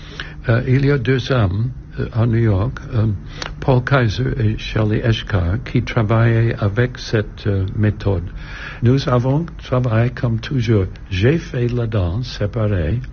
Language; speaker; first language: French; non-native, learner; English